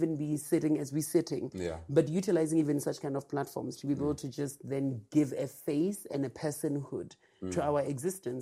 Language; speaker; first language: English; non-native, local second language; Tswana